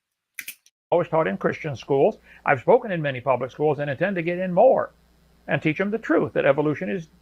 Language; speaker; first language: English; native; English